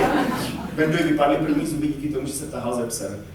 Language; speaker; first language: Czech; native; Czech